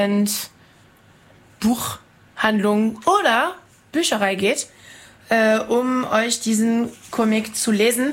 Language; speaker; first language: German; non-native, fluent; French